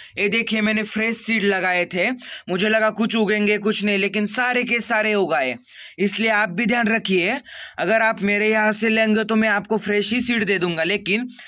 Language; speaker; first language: Hindi; non-native, local second language; Marathi